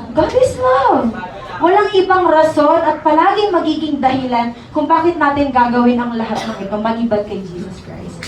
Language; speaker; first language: Filipino; native; Filipino